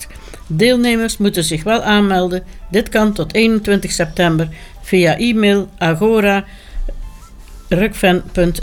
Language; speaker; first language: Dutch; native; Dutch